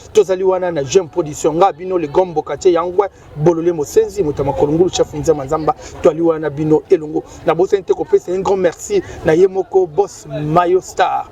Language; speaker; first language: Lingala; native; Lingala